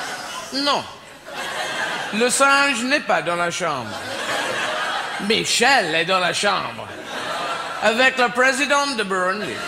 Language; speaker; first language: French; non-native, fluent; English